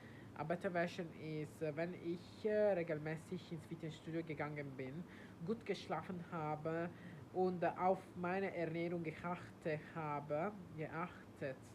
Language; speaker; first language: German; non-native, learner; Italian